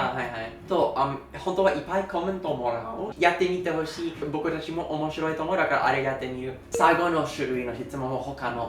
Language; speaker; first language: Japanese; non-native, learner; English